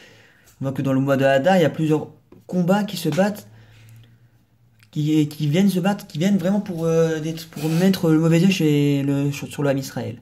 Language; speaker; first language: French; native; French